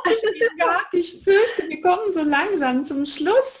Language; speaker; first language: German; native; German